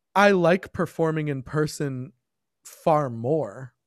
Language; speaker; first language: English; native; English